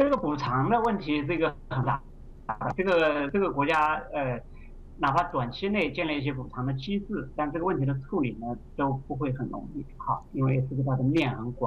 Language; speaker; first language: Chinese; native; Chinese